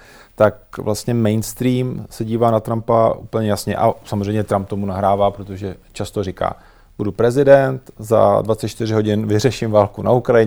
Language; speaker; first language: Czech; native; Czech